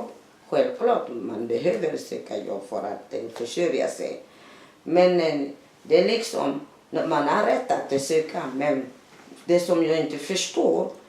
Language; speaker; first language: Swedish; non-native, learner; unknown